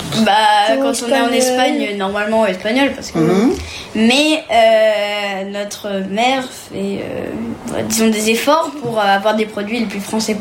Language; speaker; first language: French; early bilingual, heritage; French